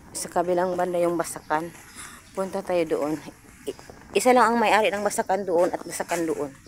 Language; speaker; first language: Filipino; non-native, local second language; Cebuano